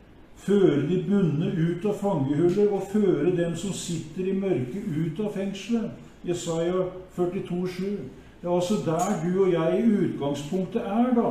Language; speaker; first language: Norwegian; native; Norwegian